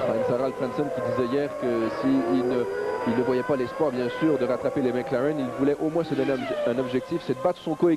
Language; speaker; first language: French; native; French